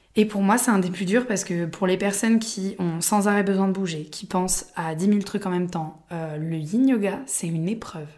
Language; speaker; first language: French; native; French